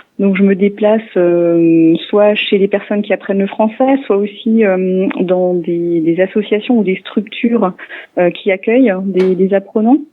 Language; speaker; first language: French; non-native, local second language; Swiss German